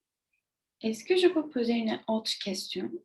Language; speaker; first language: French; non-native, learner; Turkish